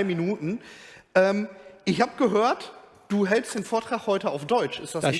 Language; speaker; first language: German; native; German